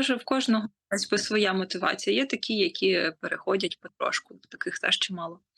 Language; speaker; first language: Ukrainian; native; Ukrainian